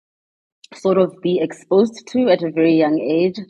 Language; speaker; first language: English; non-native, local second language; Tswana